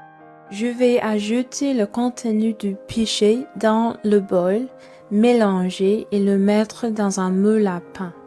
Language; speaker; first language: French; non-native, fluent; English